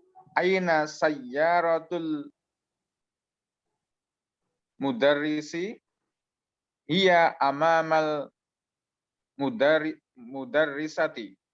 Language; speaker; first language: Arabic; non-native, learner; Indonesian